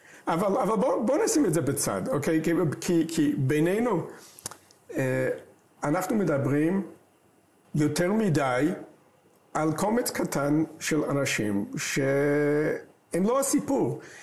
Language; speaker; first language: Hebrew; non-native, fluent; English